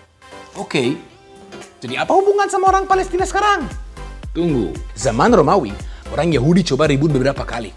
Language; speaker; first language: Indonesian; non-native, fluent; Hebrew